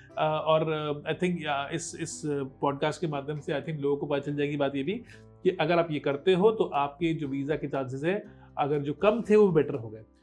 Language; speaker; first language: Hindi; native; Hindi